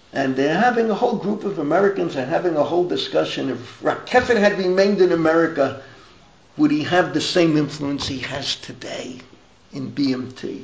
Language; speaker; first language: English; native; English